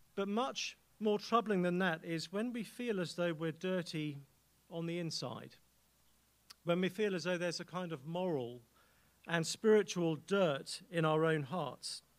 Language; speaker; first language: English; native; English